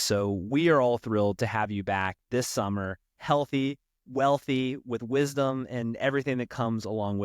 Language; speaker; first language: English; native; English